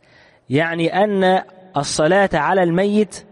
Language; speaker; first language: Arabic; native; Arabic